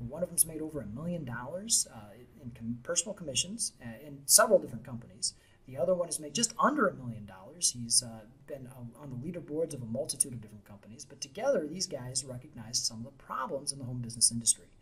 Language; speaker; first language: English; native; English